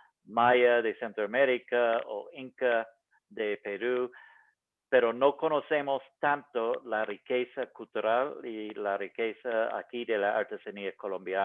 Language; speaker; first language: Spanish; non-native, fluent; English